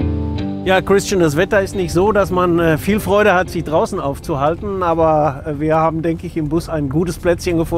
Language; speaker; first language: German; native; German